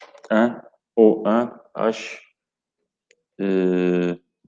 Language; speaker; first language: French; non-native, learner; Portuguese